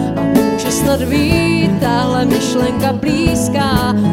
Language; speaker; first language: Czech; native; Czech